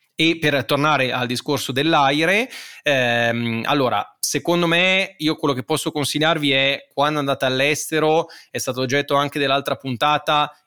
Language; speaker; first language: Italian; native; Italian